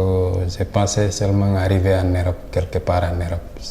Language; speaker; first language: French; non-native, local second language; Fula